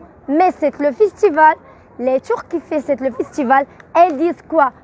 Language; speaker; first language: French; non-native, learner; Arabic